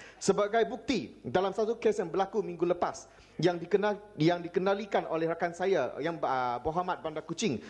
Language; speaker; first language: Malay; non-native, local second language; Chinese